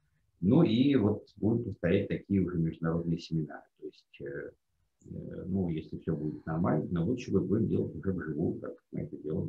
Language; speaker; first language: Russian; non-native, fluent; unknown